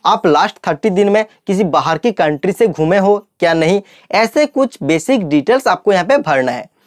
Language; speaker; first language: Hindi; non-native, local second language; Bangla